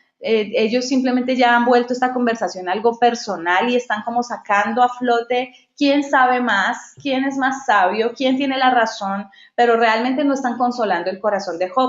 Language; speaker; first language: Spanish; native; Spanish